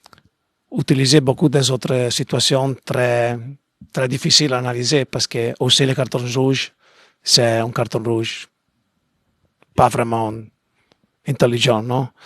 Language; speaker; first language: French; non-native, learner; Italian